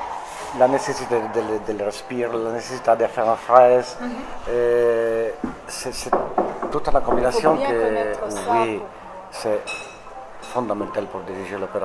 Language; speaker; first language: French; non-native, fluent; Italian